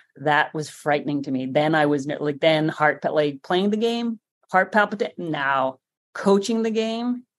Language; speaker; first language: English; native; English